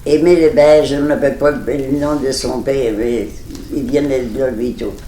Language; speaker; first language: French; native; French